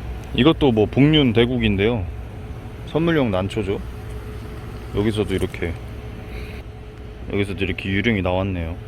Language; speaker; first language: Korean; native; Korean